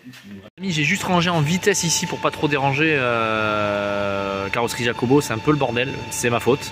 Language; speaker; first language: French; native; French